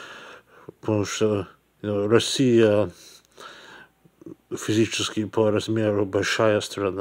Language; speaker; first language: Russian; early bilingual, heritage; Russian